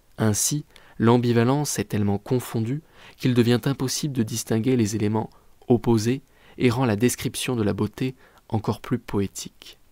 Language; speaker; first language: French; native; French